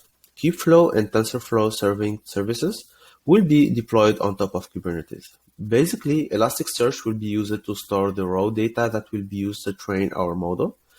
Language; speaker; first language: English; non-native, fluent; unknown